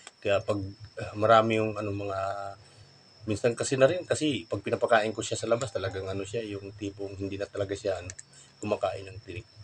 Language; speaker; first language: Filipino; non-native, local second language; Cebuano